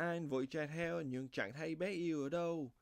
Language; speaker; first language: Vietnamese; non-native, fluent; French